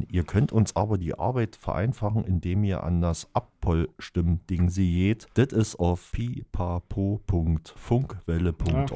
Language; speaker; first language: German; native; German